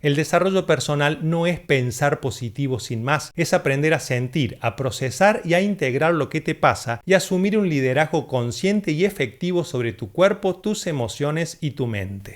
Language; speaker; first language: Spanish; native; Spanish